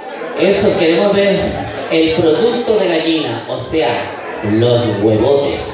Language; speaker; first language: Spanish; native; Spanish